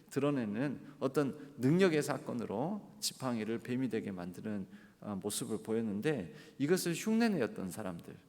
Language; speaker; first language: Korean; native; Korean